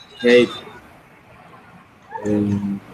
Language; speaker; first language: English; non-native, learner; Spanish